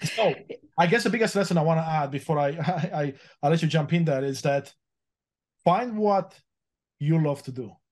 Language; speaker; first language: English; early bilingual, other home language; Romanian